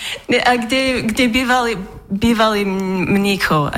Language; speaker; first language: Slovak; non-native, learner; English